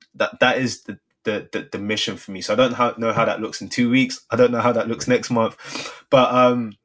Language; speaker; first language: English; native; English